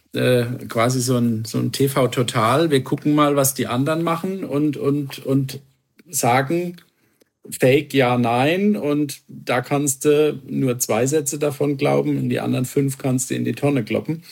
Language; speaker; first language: German; native; German